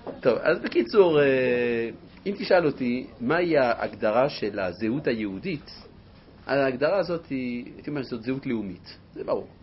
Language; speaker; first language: Hebrew; non-native, fluent; French